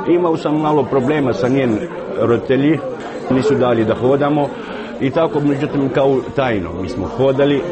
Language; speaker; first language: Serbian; non-native, fluent; Arabic